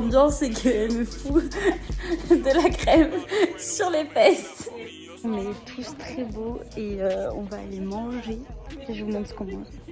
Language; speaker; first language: French; native; French